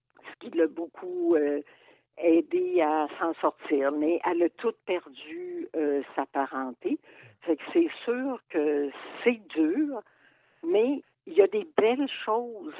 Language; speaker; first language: French; native; French